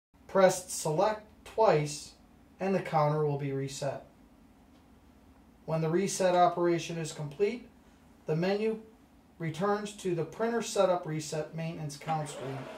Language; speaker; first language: English; native; English